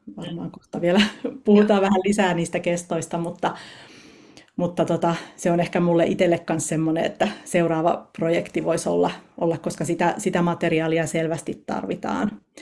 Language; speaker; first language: Finnish; native; Finnish